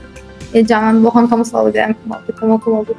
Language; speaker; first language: Indonesian; non-native, fluent; Turkish